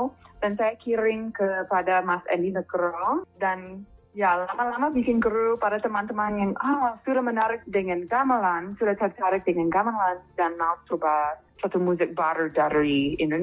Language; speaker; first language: Indonesian; non-native, fluent; English